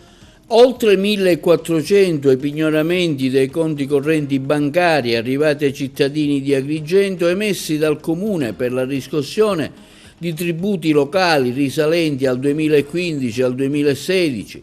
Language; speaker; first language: Italian; native; Italian